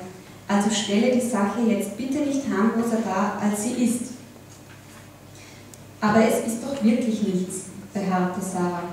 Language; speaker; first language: German; native; German